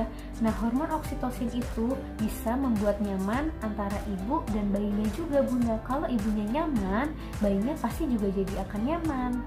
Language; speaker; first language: Indonesian; native; Indonesian